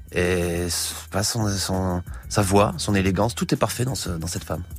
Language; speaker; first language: French; native; French